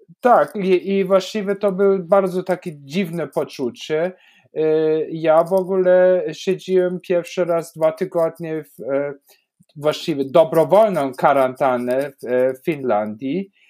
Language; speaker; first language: Polish; non-native, fluent; German